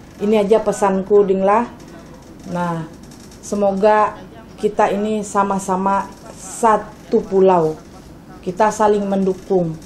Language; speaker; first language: Indonesian; non-native, local second language; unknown